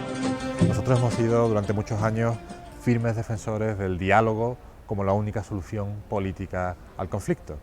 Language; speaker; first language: Spanish; native; Spanish